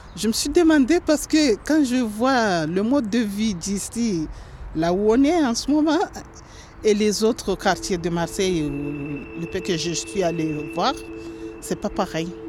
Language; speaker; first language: French; non-native, local second language; Ngazidja Comorian